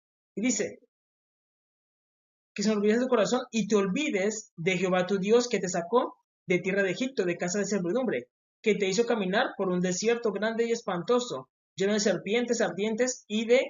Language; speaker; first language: Spanish; native; Spanish